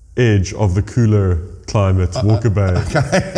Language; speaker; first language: English; native; English